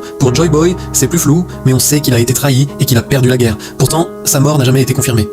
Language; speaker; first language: French; native; French